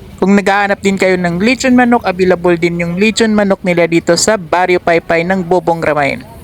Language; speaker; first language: Filipino; non-native, local second language; Maranao